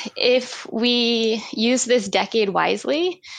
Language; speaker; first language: English; native; English